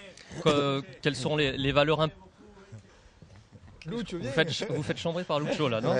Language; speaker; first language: French; native; French